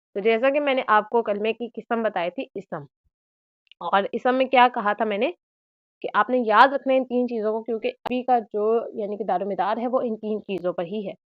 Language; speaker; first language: Urdu; native; Urdu